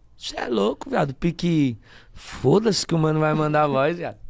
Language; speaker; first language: Portuguese; native; Portuguese